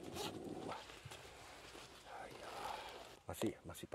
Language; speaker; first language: Indonesian; non-native, learner; French